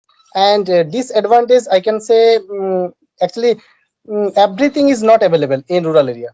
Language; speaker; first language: English; non-native, learner; Bangla